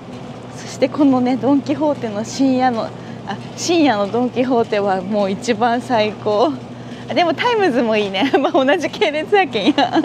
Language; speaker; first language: Japanese; native; Japanese